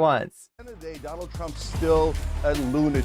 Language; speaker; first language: English; native; English